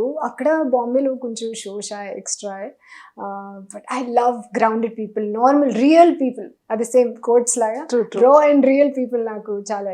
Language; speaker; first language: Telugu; non-native, local second language; Hindi